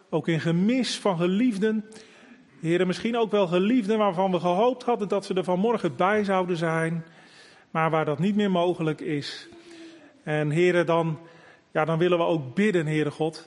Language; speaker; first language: Dutch; native; Dutch